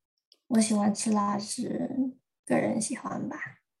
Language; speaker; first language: Chinese; early bilingual, heritage; Chinese